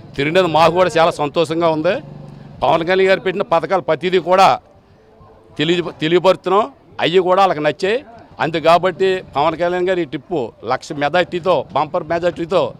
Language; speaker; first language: Telugu; native; Telugu